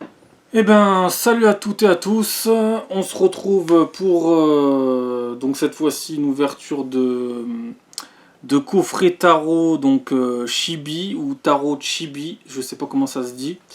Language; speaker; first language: French; native; French